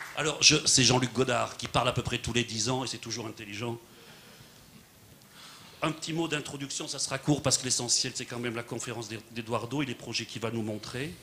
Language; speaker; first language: French; native; French